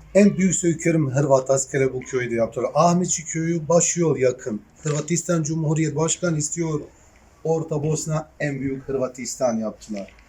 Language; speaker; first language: Turkish; non-native, learner; Bosnian